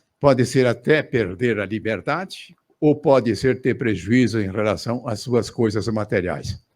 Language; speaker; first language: Portuguese; native; Portuguese